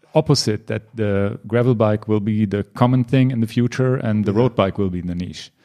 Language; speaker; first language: English; non-native, learner; German